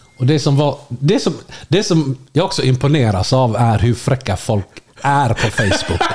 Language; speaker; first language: Swedish; native; Swedish